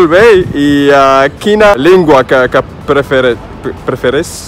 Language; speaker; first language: Catalan; non-native, fluent; Arabic